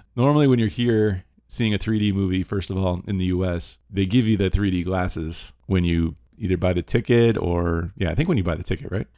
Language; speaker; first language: English; native; English